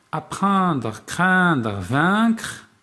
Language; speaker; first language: French; non-native, local second language; Arabic